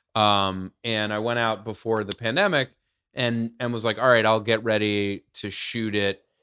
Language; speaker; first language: English; native; English